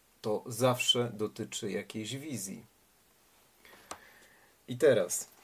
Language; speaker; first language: Polish; native; Polish